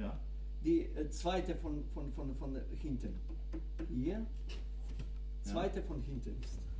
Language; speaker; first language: German; non-native, learner; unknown